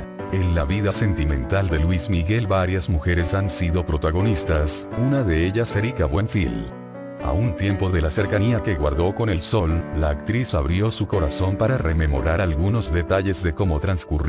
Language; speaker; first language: Spanish; native; Spanish